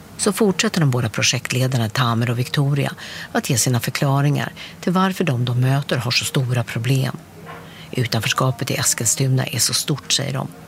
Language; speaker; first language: Swedish; native; Swedish